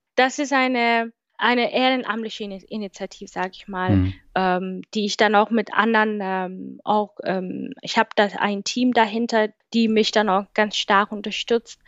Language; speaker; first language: German; non-native, fluent; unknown